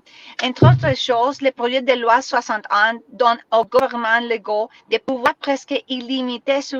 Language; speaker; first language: French; non-native, learner; Spanish